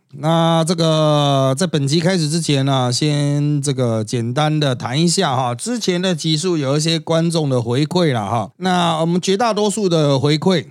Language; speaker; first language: Chinese; native; Chinese